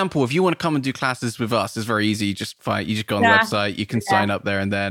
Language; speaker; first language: English; native; English